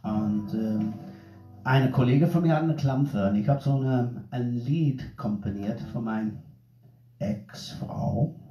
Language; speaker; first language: German; non-native, fluent; English